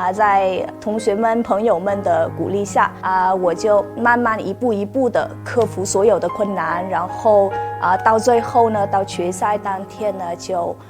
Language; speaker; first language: Chinese; non-native, fluent; Vietnamese